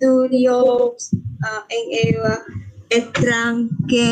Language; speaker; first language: Spanish; non-native, learner; Vietnamese